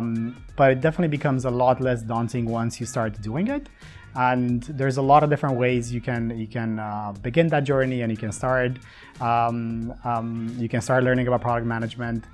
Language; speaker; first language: English; non-native, fluent; Romanian